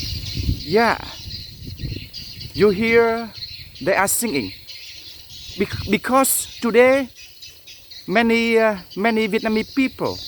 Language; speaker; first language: English; non-native, learner; Vietnamese